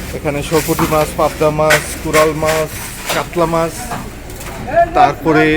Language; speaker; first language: Bangla; native; Bangla